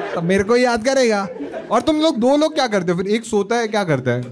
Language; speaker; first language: Hindi; non-native, local second language; Marathi